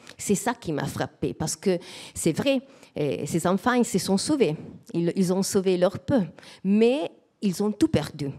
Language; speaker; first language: French; non-native, fluent; Italian